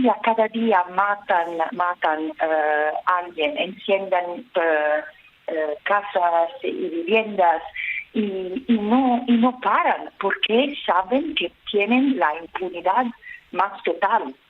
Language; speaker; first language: Spanish; non-native, fluent; Italian